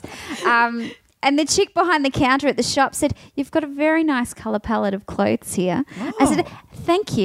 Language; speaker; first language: English; native; English